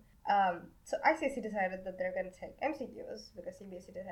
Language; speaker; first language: English; non-native, local second language; Hindi